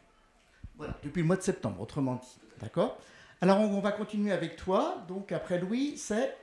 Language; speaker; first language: French; native; French